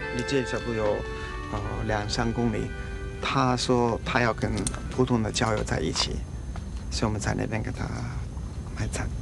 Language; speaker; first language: Chinese; non-native, fluent; Italian